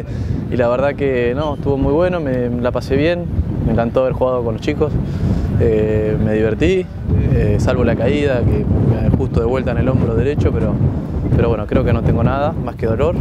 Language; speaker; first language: Spanish; native; Spanish